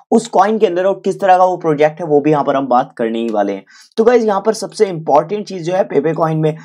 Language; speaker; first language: Hindi; native; Hindi